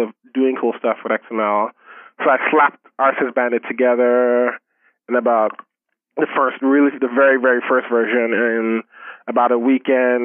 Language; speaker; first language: English; non-native, local second language; Yoruba